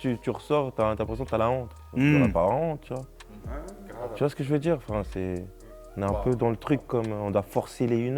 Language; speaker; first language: French; native; French